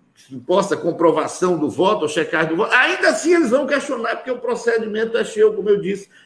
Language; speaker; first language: Portuguese; native; Portuguese